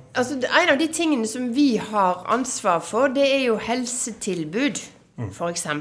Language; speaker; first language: Norwegian; native; Norwegian